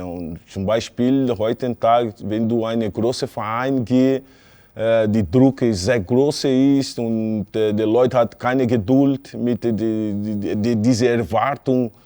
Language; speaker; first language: German; non-native, fluent; Portuguese